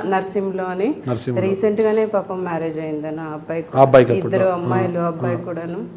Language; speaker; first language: Telugu; native; Telugu